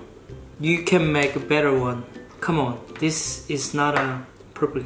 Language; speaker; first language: English; non-native, fluent; Korean